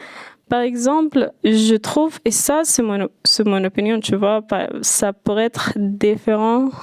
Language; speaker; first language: French; non-native, fluent; Arabic